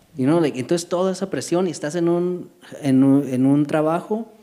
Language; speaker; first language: Spanish; early bilingual, heritage; Spanish